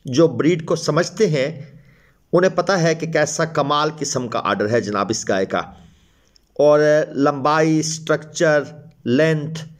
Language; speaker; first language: Urdu; non-native, local second language; Punjabi